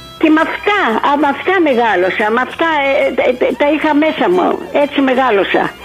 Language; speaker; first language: Greek; native; Greek